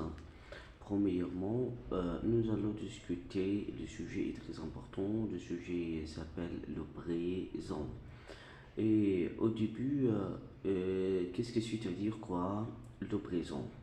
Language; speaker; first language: French; non-native, fluent; Arabic